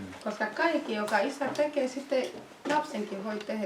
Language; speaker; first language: Finnish; non-native, fluent; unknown